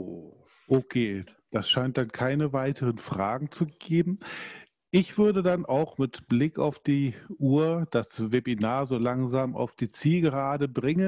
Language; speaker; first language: German; native; German